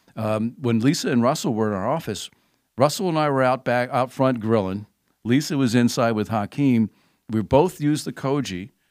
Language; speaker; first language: English; native; English